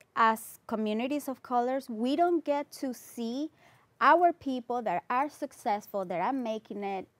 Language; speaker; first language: English; non-native, fluent; Spanish